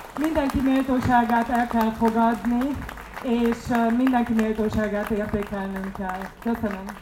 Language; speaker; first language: Hungarian; non-native, fluent; English